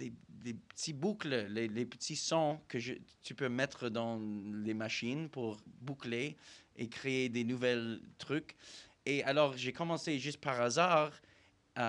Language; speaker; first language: French; non-native, fluent; English